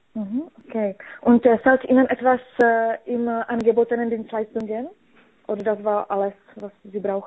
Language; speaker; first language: German; non-native, learner; Czech